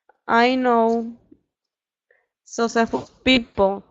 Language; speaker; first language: English; non-native, learner; Spanish